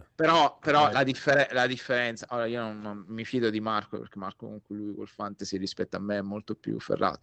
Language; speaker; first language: Italian; native; Italian